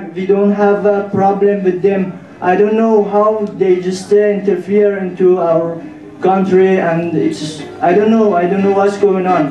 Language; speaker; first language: English; non-native, learner; Pashto